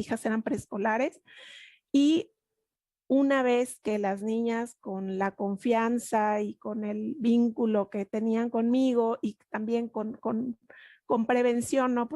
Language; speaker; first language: Spanish; native; Spanish